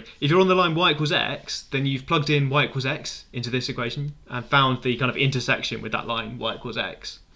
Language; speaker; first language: English; native; English